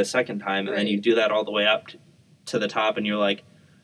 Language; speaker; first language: English; native; English